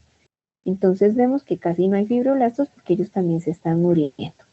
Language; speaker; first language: Spanish; native; Spanish